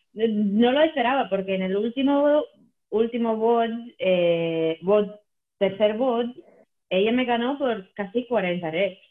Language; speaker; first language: Spanish; non-native, fluent; Latvian